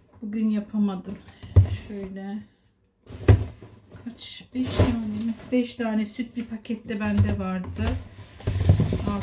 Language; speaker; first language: Turkish; native; Turkish